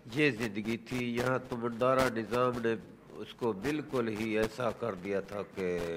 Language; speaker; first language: Urdu; non-native, local second language; Saraiki